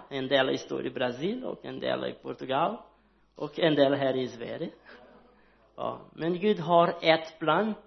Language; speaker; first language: Swedish; non-native, learner; Portuguese